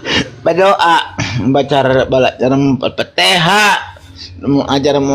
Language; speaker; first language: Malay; non-native, local second language; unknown